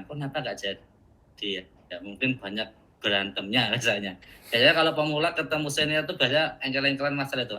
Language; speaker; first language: Indonesian; native; Indonesian